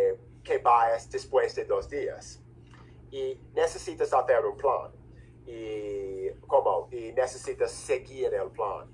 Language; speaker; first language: Spanish; non-native, fluent; English